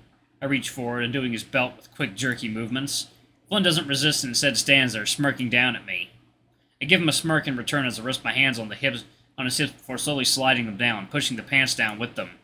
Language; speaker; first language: English; native; English